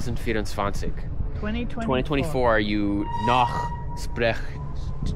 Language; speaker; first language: German; non-native, learner; English